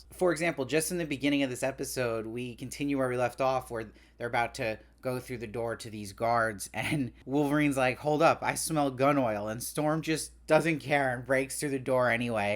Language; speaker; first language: English; native; English